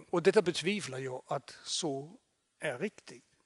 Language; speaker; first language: Swedish; non-native, fluent; German